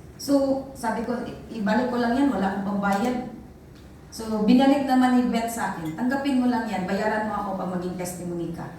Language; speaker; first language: Filipino; non-native, local second language; Cebuano